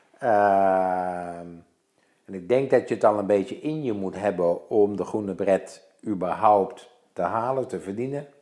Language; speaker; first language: Dutch; native; Dutch